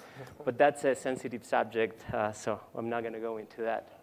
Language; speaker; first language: English; non-native, fluent; Spanish